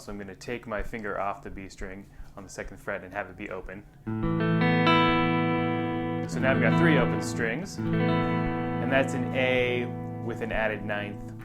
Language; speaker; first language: English; native; English